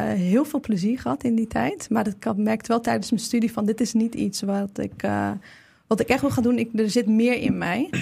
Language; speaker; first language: Dutch; early bilingual, other home language; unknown